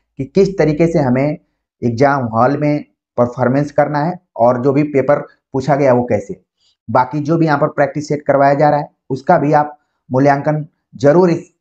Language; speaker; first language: Hindi; native; Hindi